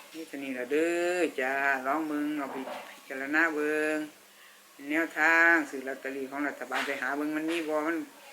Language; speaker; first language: Thai; native; Thai